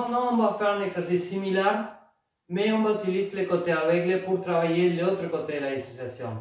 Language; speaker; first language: French; non-native, fluent; Spanish